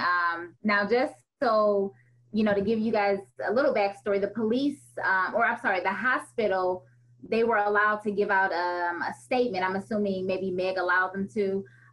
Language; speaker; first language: English; native; English